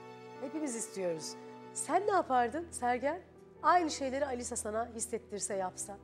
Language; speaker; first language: Turkish; native; Turkish